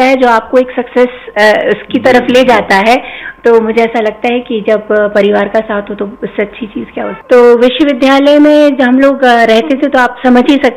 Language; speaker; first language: Hindi; native; Hindi